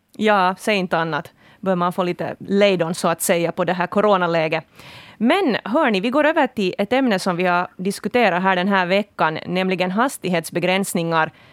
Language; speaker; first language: Swedish; native; Swedish